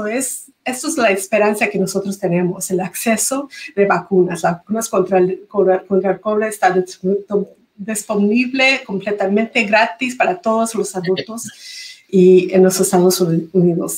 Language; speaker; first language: Spanish; early bilingual, heritage; Spanish